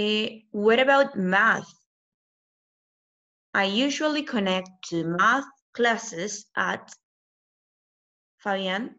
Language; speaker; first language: English; non-native, fluent; Spanish